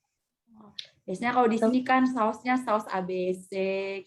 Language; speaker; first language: Indonesian; native; Indonesian